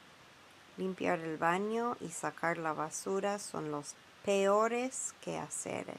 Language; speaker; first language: Spanish; non-native, fluent; English